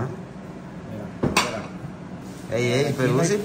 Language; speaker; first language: Spanish; native; Spanish